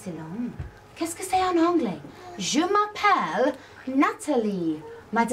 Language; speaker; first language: French; non-native, fluent; English